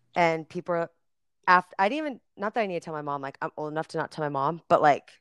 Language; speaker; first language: English; native; English